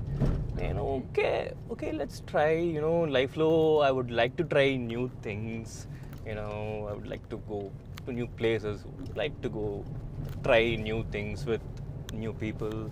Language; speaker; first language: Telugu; non-native, learner; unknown